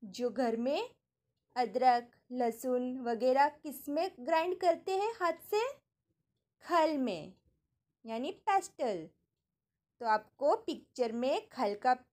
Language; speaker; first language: Hindi; non-native, local second language; Gujarati